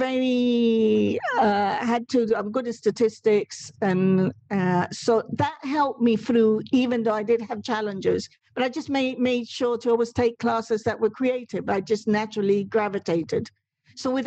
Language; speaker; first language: English; non-native, fluent; Spanish